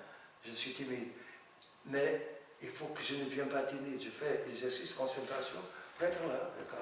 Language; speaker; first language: French; non-native, fluent; Portuguese